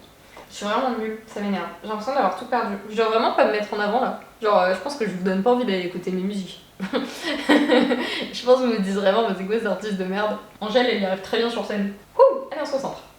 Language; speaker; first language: French; native; French